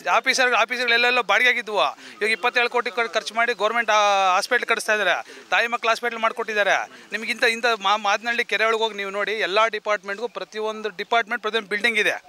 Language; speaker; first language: Kannada; native; Kannada